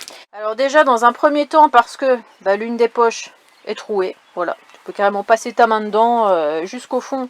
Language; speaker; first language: French; native; French